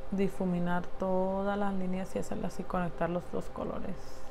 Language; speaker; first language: Spanish; early bilingual, other home language; English